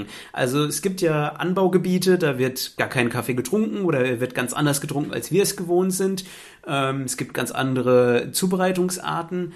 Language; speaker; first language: German; native; German